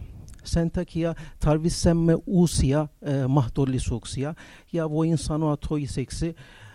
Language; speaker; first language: Finnish; non-native, learner; Turkish